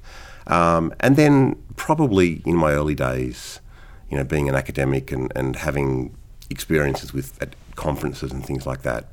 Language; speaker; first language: English; native; English